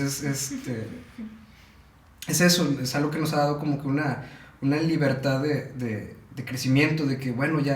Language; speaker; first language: Spanish; native; Spanish